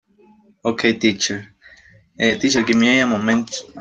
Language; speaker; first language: English; non-native, learner; Spanish